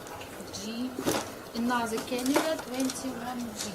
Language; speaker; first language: English; non-native, learner; Russian